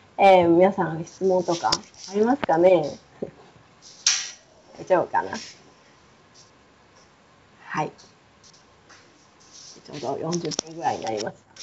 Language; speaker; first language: Japanese; native; Japanese